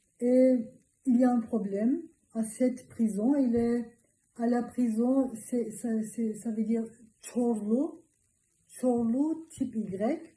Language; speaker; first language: French; non-native, learner; Turkish